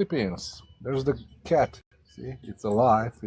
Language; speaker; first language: English; non-native, fluent; Slovenian